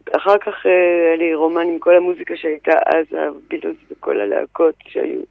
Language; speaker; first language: Hebrew; early bilingual, other home language; French